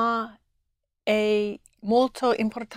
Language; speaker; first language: Italian; non-native, learner; English